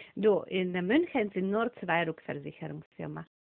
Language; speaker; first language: German; non-native, fluent; Slovak